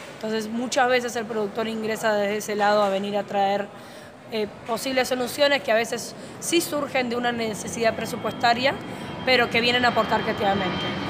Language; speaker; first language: Spanish; native; Spanish